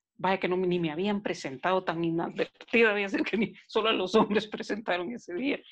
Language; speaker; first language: Spanish; native; Spanish